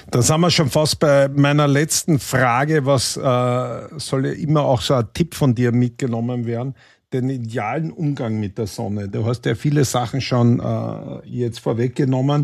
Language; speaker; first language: German; native; German